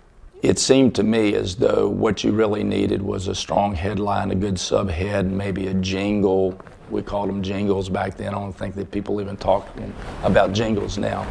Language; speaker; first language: English; native; English